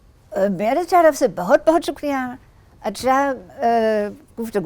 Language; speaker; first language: Hindi; non-native, learner; German